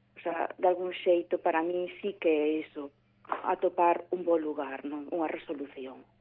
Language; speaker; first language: Galician; non-native, local second language; Spanish